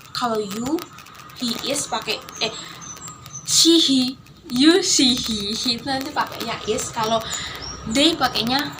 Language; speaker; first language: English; non-native, learner; Indonesian